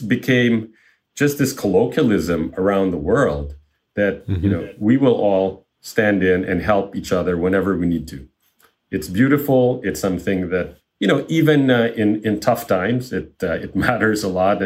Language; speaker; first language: English; non-native, local second language; Filipino